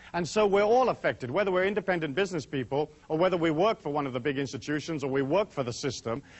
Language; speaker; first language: English; native; English